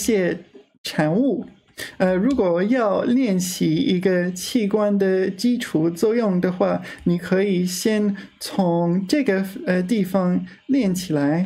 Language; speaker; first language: Chinese; non-native, learner; English